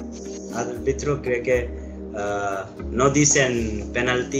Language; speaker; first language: Spanish; non-native, learner; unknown